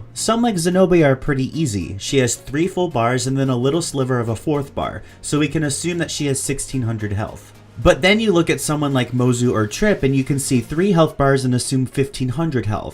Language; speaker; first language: English; native; English